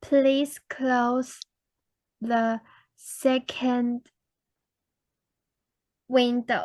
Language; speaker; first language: English; non-native, learner; Chinese